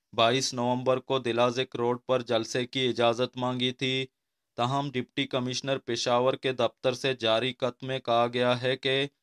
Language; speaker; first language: Urdu; non-native, local second language; Baluchi